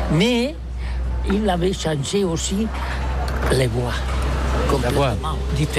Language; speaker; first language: French; non-native, learner; Catalan